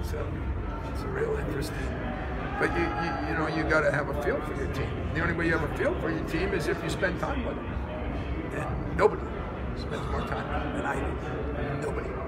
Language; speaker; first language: English; native; English